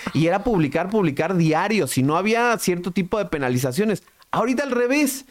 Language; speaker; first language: Spanish; native; Spanish